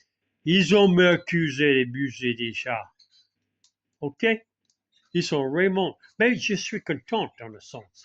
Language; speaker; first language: French; non-native, fluent; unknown